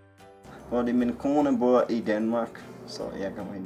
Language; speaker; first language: Danish; non-native, learner; Punjabi